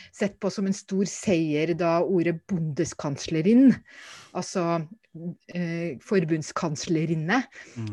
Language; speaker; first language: Norwegian; native; Norwegian